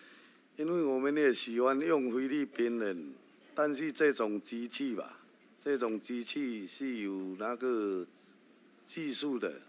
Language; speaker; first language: Chinese; early bilingual, heritage; Chinese